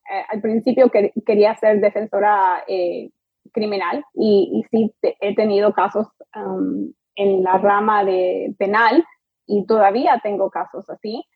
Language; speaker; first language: Spanish; early bilingual, heritage; Spanish